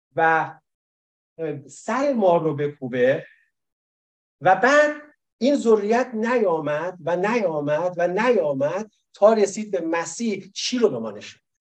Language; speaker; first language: Persian; native; Persian